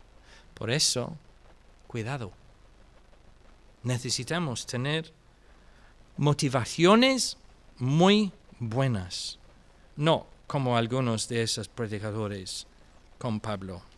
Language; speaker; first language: Spanish; non-native, fluent; English